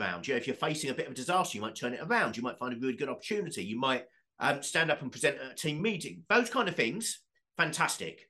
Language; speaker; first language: English; native; English